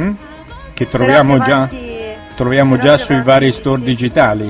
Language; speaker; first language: Italian; native; Italian